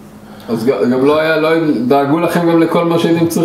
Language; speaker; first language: Hebrew; native; Hebrew